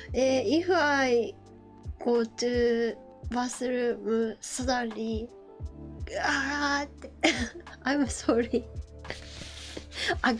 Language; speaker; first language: English; non-native, learner; Japanese